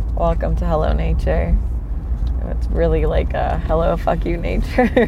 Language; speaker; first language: English; early bilingual, other home language; Urdu